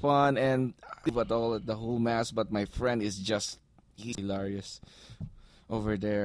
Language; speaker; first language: English; non-native, local second language; Filipino